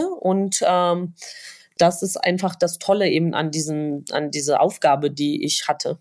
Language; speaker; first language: German; non-native, fluent; Georgian